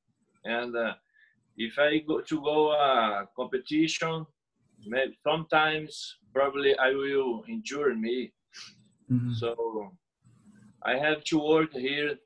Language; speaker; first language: English; non-native, learner; Portuguese